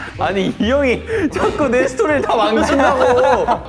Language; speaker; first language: Korean; native; Korean